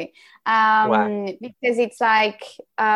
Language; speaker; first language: English; non-native, fluent; Spanish